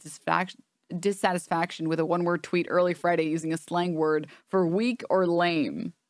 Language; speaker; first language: English; native; English